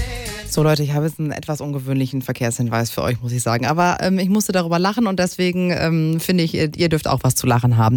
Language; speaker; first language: German; native; German